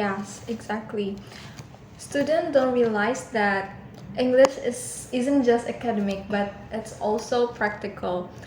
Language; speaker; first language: English; non-native, learner; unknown